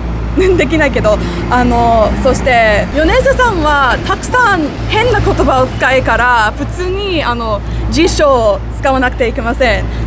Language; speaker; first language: Japanese; non-native, learner; English